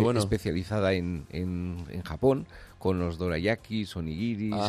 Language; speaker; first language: Spanish; native; Spanish